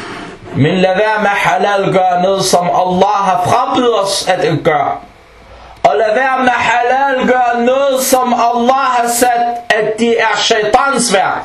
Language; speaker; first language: Danish; early bilingual, other home language; Arabic